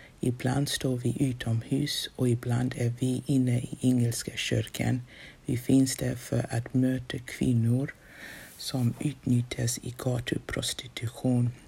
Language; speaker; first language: Swedish; non-native, fluent; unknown